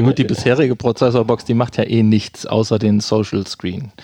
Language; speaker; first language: German; native; German